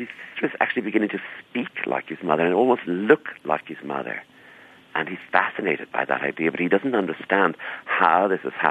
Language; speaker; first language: English; native; English